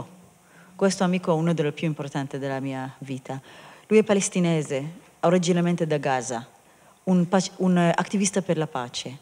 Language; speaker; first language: Italian; non-native, learner; Hebrew